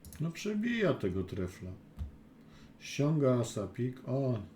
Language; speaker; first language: Polish; native; Polish